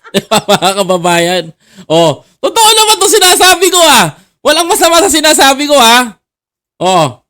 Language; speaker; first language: Filipino; native; Filipino